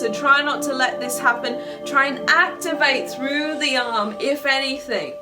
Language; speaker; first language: English; native; English